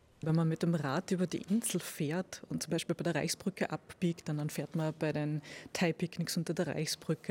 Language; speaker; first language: German; native; German